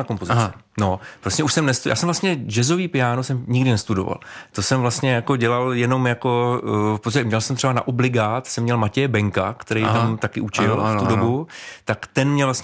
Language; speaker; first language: Czech; native; Czech